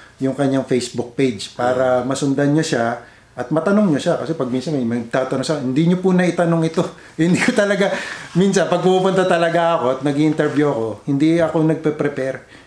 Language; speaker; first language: Filipino; native; Filipino